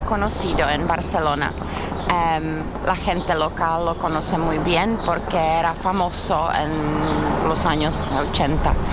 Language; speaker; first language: Spanish; non-native, learner; Czech